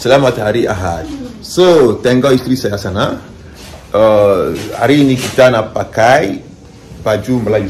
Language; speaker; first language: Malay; non-native, learner; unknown